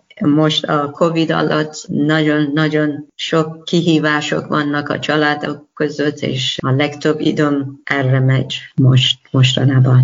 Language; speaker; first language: Hungarian; non-native, learner; Persian